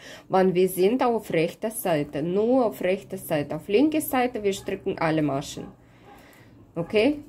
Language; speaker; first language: German; non-native, fluent; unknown